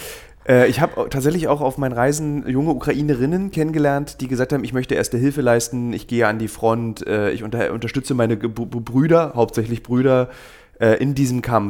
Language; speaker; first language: German; native; German